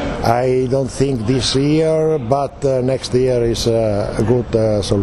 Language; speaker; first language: English; non-native, learner; Italian